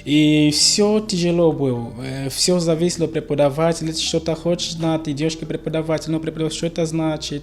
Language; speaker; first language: Russian; non-native, learner; Portuguese